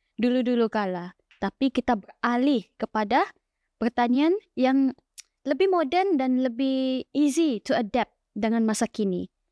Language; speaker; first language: Malay; native; Malay